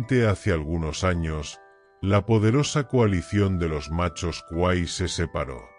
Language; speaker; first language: Spanish; native; Spanish